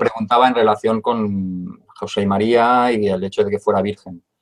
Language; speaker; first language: Spanish; native; Spanish